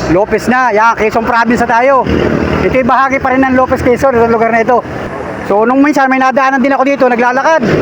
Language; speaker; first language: Filipino; native; Filipino